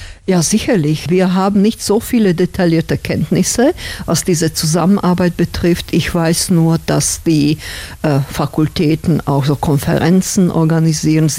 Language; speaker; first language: German; non-native, fluent; Slovak